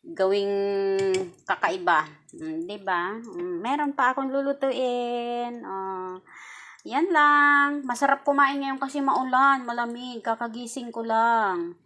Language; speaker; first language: Filipino; non-native, local second language; Bikol